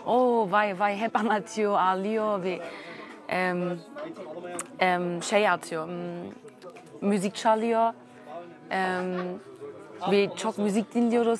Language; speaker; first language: Turkish; early bilingual, heritage; German